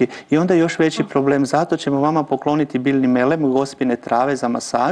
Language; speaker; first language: Croatian; native; Croatian